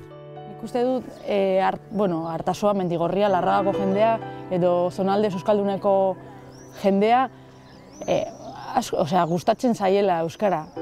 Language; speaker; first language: Basque; non-native, local second language; Spanish